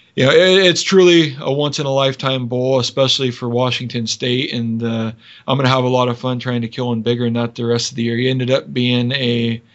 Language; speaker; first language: English; native; English